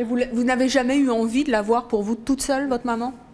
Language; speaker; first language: French; native; French